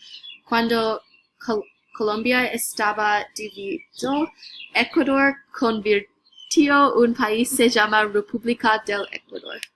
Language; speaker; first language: Spanish; non-native, learner; English